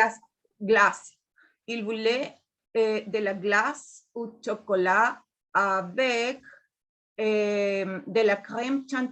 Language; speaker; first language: French; non-native, learner; Spanish